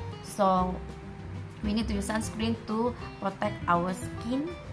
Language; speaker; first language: English; non-native, local second language; Malay